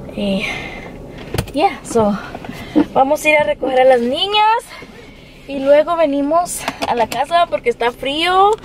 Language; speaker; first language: Spanish; early bilingual, heritage; Spanish